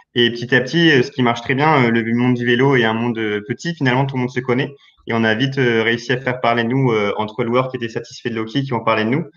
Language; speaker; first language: French; native; French